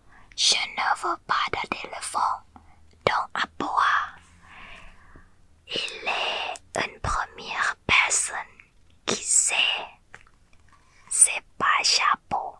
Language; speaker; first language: French; non-native, learner; Thai